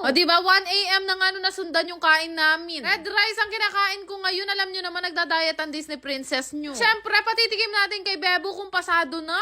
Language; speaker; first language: Filipino; native; Filipino